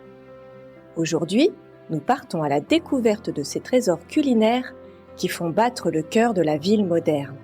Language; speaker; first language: French; native; French